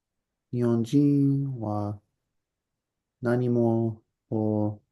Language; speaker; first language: Japanese; non-native, learner; English